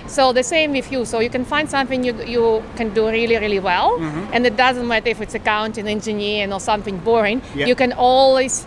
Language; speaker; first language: English; non-native, fluent; Russian